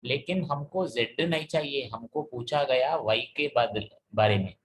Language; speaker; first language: Hindi; non-native, local second language; Telugu